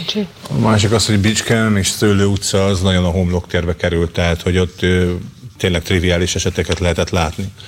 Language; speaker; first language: Hungarian; native; Hungarian